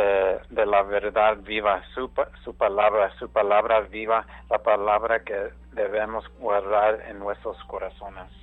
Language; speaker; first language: Spanish; early bilingual, heritage; English